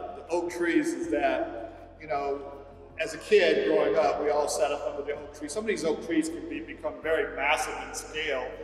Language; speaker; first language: English; native; English